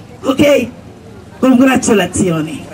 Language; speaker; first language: Italian; non-native, learner; Filipino